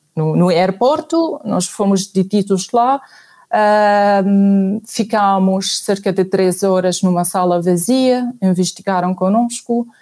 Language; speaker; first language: Portuguese; non-native, fluent; Arabic